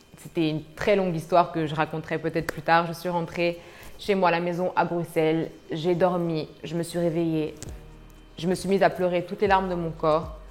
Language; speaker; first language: French; early bilingual, other home language; Arabic